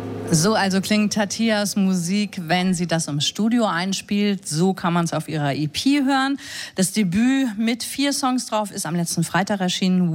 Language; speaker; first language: German; native; German